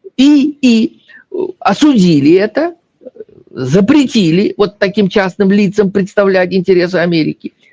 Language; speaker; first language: Russian; native; Russian